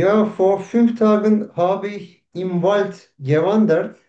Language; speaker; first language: German; non-native, learner; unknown